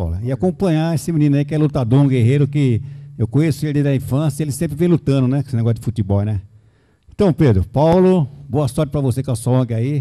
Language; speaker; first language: Portuguese; native; Portuguese